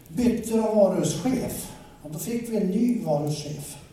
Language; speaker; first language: Swedish; native; Swedish